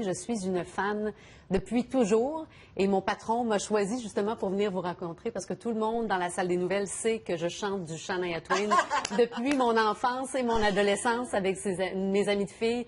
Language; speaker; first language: French; native; French